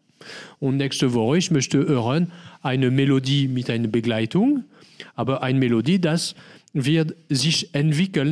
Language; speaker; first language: German; non-native, learner; French